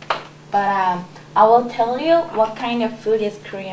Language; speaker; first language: English; non-native, learner; Korean